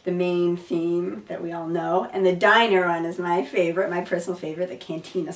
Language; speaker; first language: English; native; English